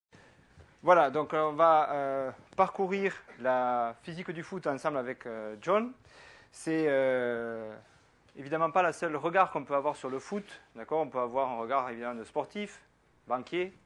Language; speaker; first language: French; native; French